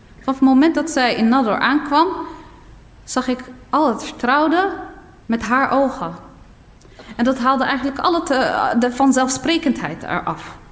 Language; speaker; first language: Dutch; early bilingual, other home language; Riffian